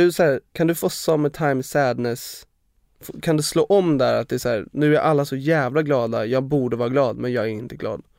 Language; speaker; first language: Swedish; native; Swedish